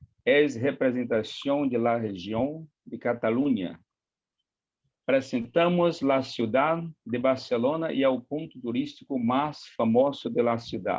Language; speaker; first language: Spanish; non-native, learner; Portuguese